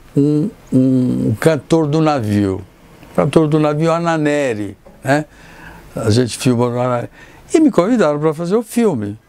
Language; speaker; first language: Portuguese; non-native, fluent; Italian